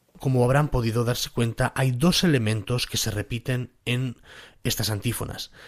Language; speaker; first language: Spanish; native; Spanish